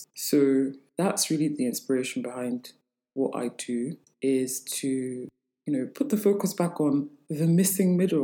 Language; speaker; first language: English; native; English